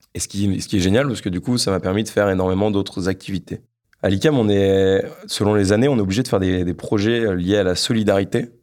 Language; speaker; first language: French; native; French